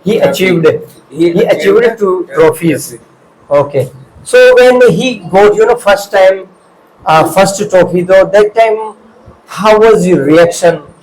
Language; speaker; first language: English; non-native, fluent; Hindi